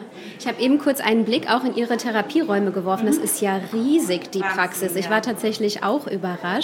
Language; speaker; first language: German; native; German